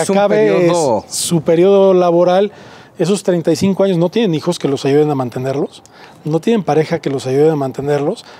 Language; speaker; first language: Spanish; native; Spanish